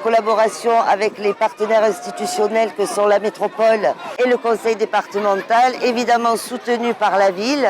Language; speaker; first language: French; native; French